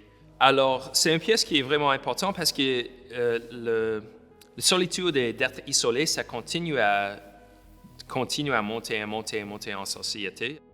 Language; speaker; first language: French; non-native, local second language; English